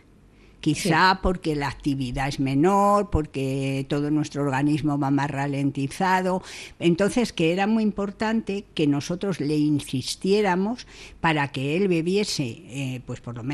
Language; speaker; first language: Spanish; native; Spanish